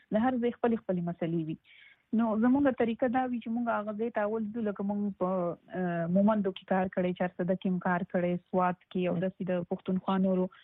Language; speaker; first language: Pashto; native; Pashto